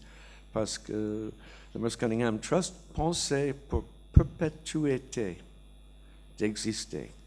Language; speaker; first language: French; non-native, learner; English